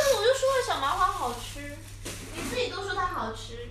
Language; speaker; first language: Chinese; native; Chinese